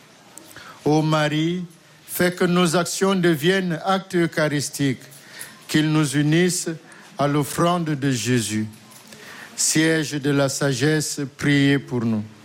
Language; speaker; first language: French; native; French